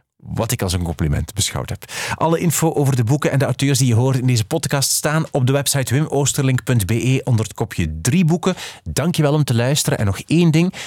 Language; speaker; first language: Dutch; native; Dutch